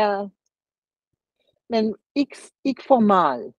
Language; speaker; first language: Danish; non-native, learner; English